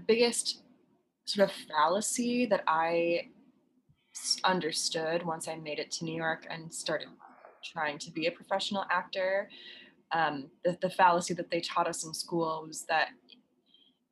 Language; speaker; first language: English; native; English